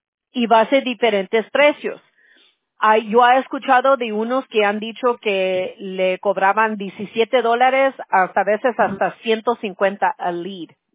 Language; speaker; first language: Spanish; early bilingual, heritage; Spanish